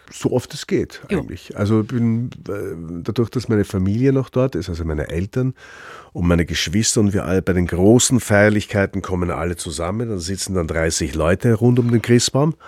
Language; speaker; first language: German; native; German